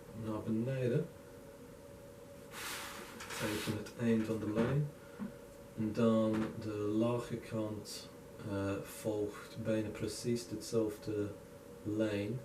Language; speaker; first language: Dutch; non-native, learner; English